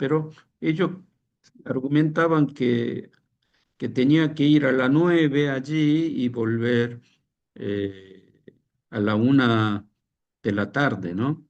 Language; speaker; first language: Spanish; non-native, fluent; Korean